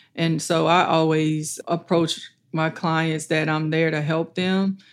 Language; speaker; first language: English; native; English